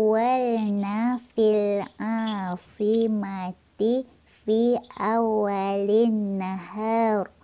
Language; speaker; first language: Arabic; non-native, learner; Malay